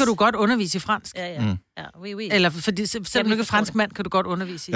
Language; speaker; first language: Danish; native; Danish